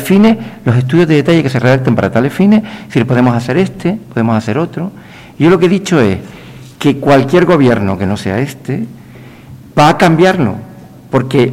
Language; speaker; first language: Spanish; native; Spanish